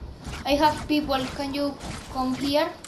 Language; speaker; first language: English; non-native, learner; Spanish